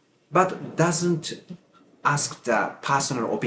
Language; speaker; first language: English; non-native, learner; Japanese